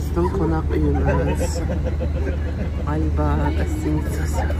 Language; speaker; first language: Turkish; non-native, learner; Kazakh